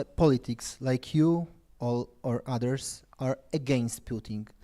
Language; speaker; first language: English; non-native, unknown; Polish